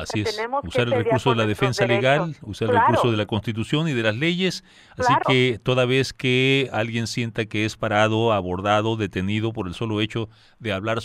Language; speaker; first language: Spanish; native; Spanish